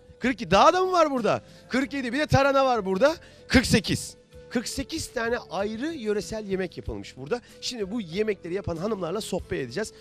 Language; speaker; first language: Turkish; native; Turkish